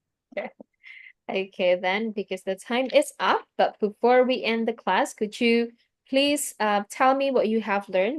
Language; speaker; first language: English; non-native, fluent; Indonesian